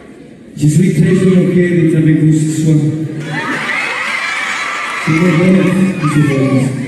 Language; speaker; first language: French; non-native, learner; Spanish